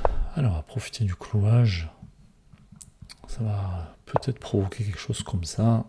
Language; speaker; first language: French; native; French